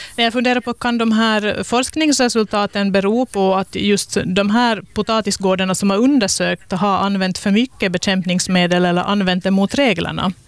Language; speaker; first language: Swedish; native; Swedish